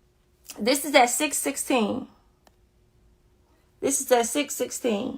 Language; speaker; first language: English; native; English